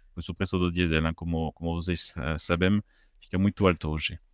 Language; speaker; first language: Portuguese; non-native, fluent; French